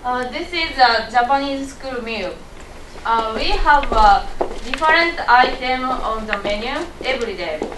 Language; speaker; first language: English; non-native, learner; Japanese